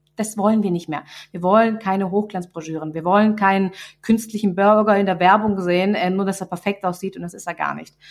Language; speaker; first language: German; native; German